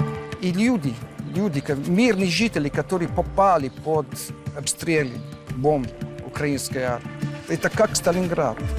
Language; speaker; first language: Russian; non-native, fluent; Italian